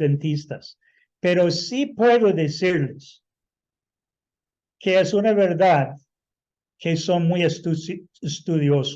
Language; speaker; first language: Spanish; non-native, fluent; English